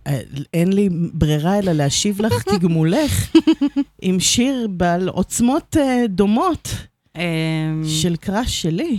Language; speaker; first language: Hebrew; native; Hebrew